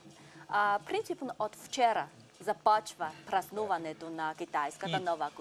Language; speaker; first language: Bulgarian; non-native, fluent; Chinese